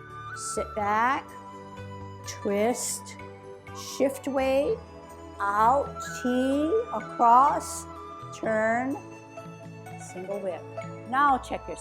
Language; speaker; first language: English; native; English